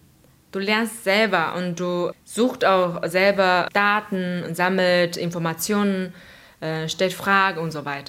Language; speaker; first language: German; non-native, fluent; Chinese